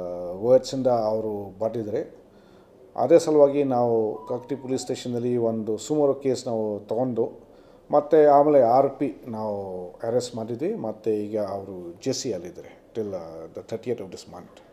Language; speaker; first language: Kannada; non-native, fluent; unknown